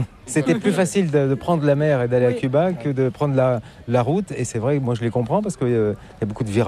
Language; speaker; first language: French; native; French